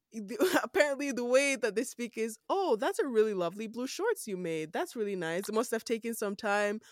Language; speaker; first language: English; non-native, local second language; Yoruba